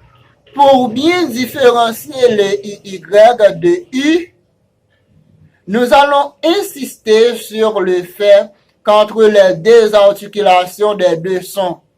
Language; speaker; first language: French; non-native, fluent; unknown